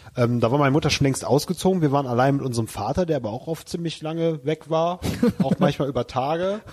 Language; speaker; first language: German; native; German